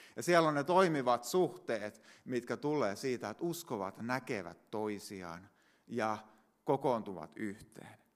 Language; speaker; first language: Finnish; native; Finnish